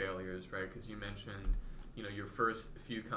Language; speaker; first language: English; native; English